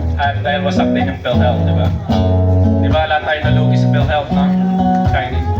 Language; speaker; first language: Filipino; native; Filipino